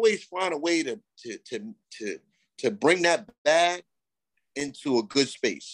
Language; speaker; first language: English; native; English